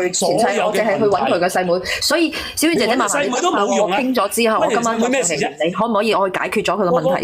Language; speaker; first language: Cantonese; native; Cantonese